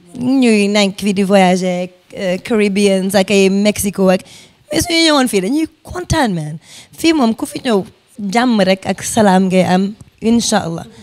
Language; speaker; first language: Wolof; early bilingual, heritage; Fula